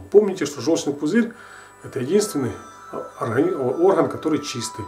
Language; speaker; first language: Russian; native; Russian